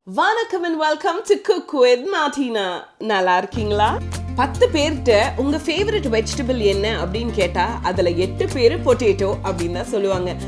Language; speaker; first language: Tamil; non-native, local second language; English